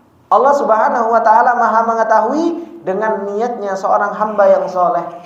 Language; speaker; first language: Indonesian; native; Indonesian